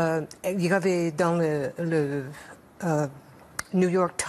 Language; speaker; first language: French; non-native, learner; English